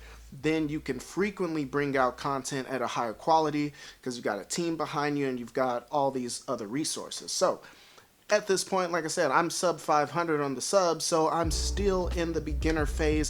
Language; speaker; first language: English; native; English